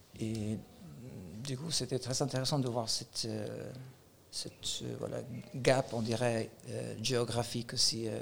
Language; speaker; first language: French; non-native, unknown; Albanian